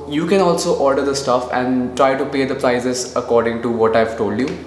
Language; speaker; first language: English; non-native, local second language; Hindi